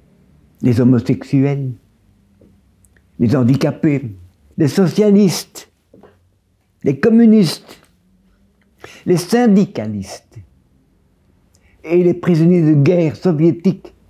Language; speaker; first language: French; native; French